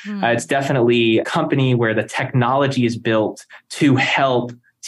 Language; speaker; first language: English; native; English